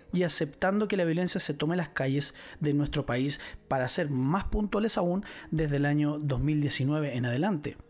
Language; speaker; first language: Spanish; native; Spanish